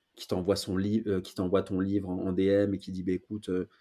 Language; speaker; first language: French; native; French